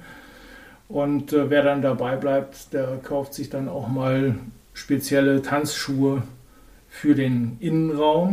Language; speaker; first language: German; native; German